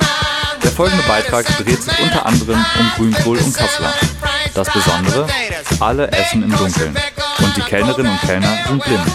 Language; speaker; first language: German; native; German